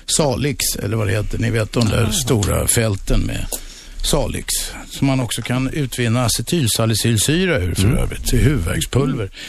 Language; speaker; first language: Swedish; native; Swedish